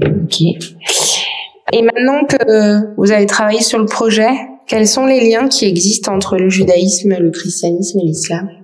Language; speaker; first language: French; native; French